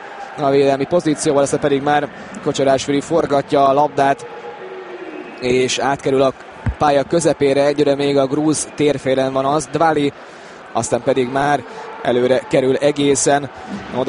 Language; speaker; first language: Hungarian; native; Hungarian